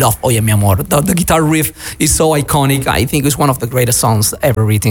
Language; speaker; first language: English; non-native, fluent; Spanish